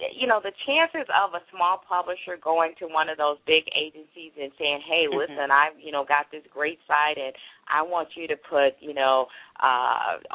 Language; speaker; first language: English; native; English